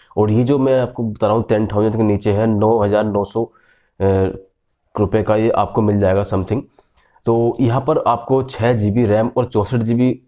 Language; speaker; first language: Hindi; native; Hindi